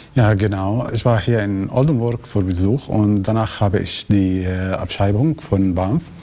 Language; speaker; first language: German; non-native, learner; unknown